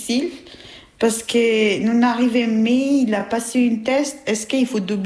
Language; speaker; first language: French; non-native, learner; Albanian